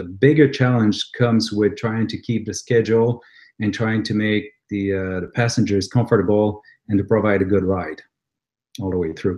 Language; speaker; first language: English; native; English